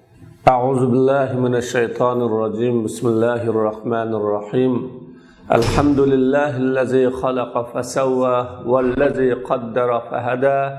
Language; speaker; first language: Arabic; non-native, fluent; Uzbek